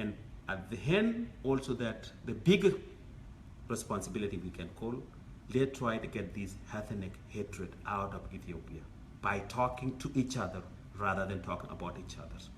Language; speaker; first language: English; non-native, fluent; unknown